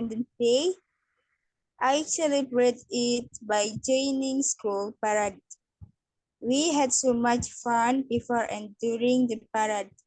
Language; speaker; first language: English; non-native, learner; Indonesian